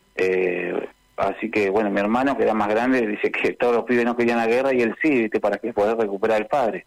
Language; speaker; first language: Spanish; native; Spanish